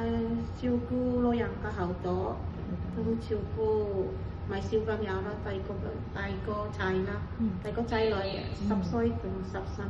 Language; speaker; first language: Cantonese; non-native, learner; Indonesian